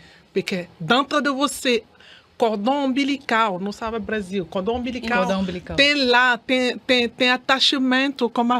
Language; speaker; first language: Portuguese; non-native, learner; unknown